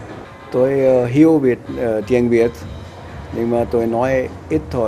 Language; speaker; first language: Vietnamese; non-native, learner; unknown